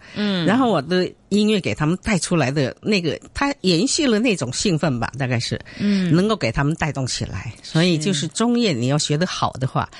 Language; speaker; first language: Chinese; native; Chinese